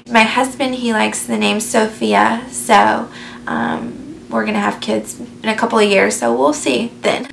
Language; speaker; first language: English; native; English